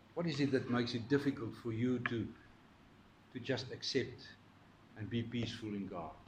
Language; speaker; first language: English; non-native, local second language; Afrikaans